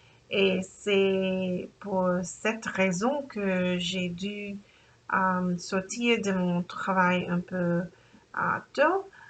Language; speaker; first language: French; non-native, learner; English